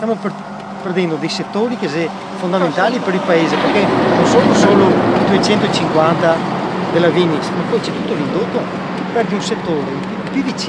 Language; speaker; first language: Italian; native; Italian